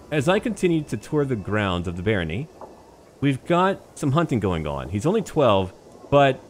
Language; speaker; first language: English; native; English